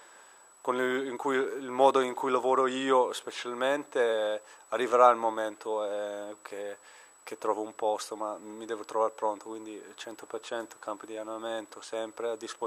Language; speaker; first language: Italian; early bilingual, heritage; Italian